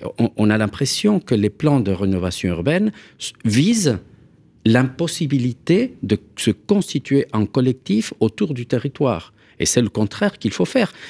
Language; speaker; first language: French; non-native, fluent; Spanish